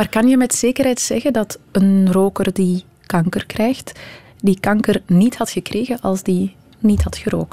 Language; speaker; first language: Dutch; native; Dutch